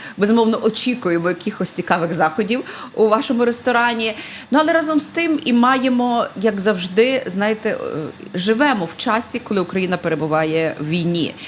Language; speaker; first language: Ukrainian; native; Ukrainian